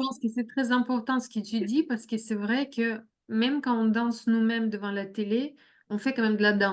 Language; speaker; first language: French; non-native, fluent; Russian